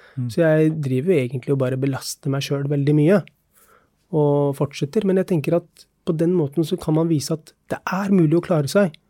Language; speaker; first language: Norwegian; early bilingual, other home language; Urdu